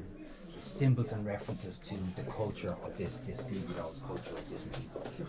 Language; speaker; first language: English; native; English